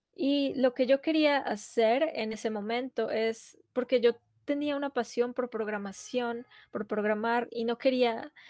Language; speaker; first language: Spanish; non-native, fluent; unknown